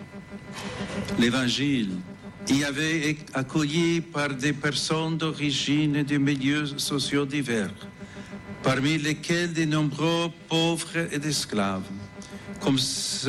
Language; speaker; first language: French; non-native, fluent; English